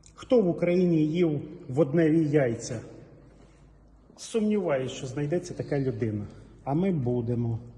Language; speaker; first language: Ukrainian; native; Ukrainian